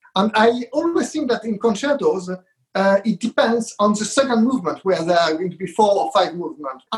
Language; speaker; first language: English; non-native, fluent; Hebrew